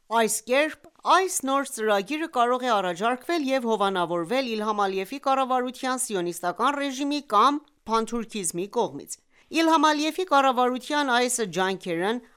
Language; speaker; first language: Armenian; early bilingual, heritage; Armenian